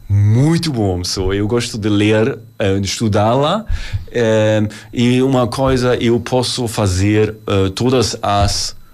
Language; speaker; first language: Portuguese; non-native, learner; German